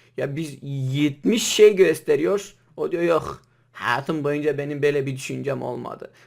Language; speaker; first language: Turkish; non-native, local second language; Kurdish